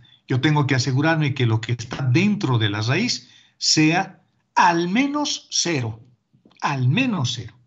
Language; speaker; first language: Spanish; native; Spanish